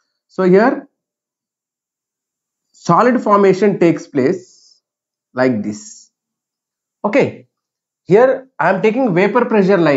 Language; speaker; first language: English; non-native, local second language; Telugu